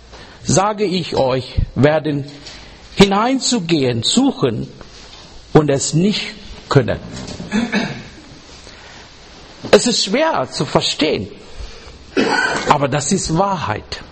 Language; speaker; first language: German; non-native, learner; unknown